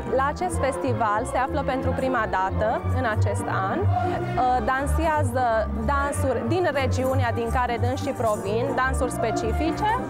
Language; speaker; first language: Romanian; non-native, local second language; Slovak